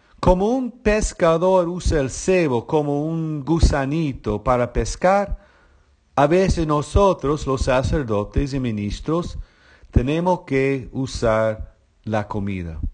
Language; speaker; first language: Spanish; non-native, fluent; English